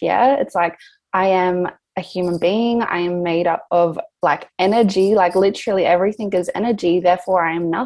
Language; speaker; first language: English; native; English